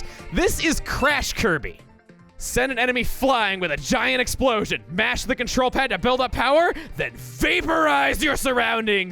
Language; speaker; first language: English; native; English